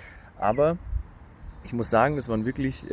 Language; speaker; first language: German; native; German